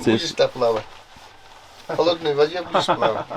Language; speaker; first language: Russian; non-native, local second language; Yakut